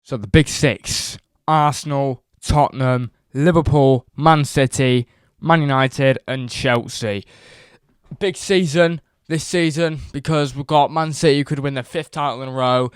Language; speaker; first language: English; native; English